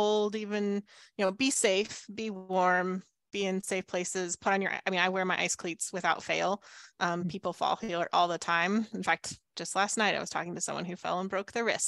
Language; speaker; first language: English; native; English